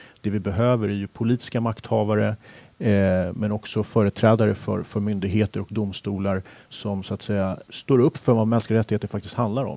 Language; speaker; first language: Swedish; native; Swedish